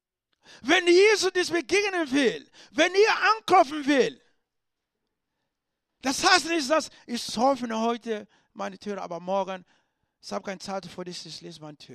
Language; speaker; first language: German; non-native, learner; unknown